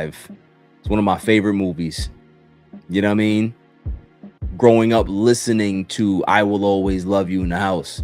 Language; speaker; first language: English; native; English